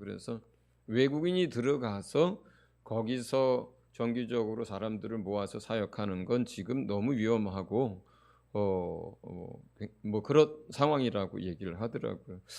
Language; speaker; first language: Korean; native; Korean